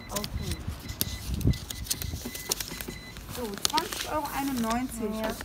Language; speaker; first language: German; native; German